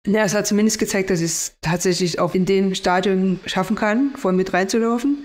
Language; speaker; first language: German; native; German